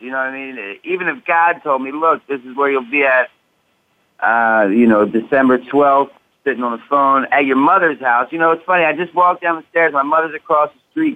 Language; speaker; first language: English; native; English